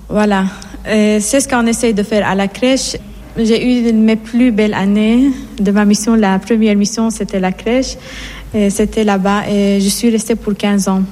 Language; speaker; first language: French; non-native, fluent; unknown